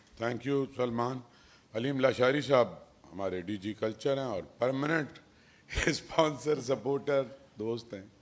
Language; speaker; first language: Urdu; native; Urdu